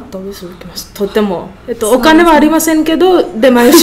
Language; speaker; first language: Japanese; non-native, learner; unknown